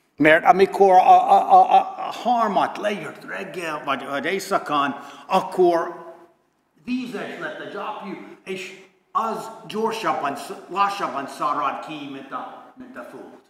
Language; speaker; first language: Hungarian; non-native, learner; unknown